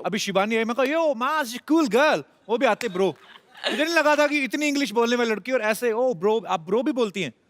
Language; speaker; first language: Hindi; non-native, local second language; Punjabi